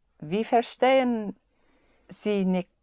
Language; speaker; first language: German; non-native, learner; English